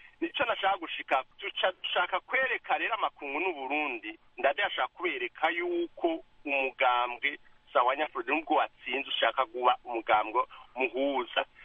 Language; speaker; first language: Rundi; native; Rundi